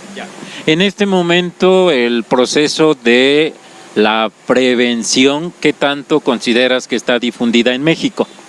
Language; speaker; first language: Spanish; native; Spanish